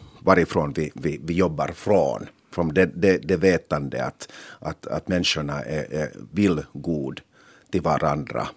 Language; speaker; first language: Swedish; non-native, local second language; Finnish